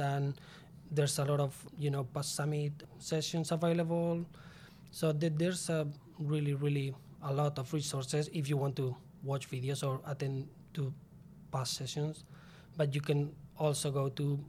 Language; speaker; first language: English; non-native, fluent; Spanish